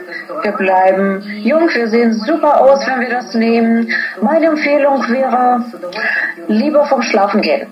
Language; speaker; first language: German; non-native, fluent; Russian